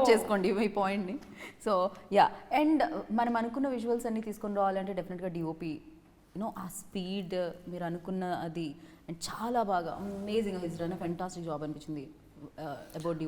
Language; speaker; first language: Telugu; native; Telugu